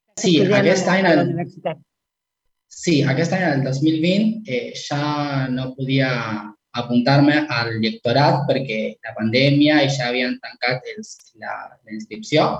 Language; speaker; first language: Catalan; non-native, learner; Spanish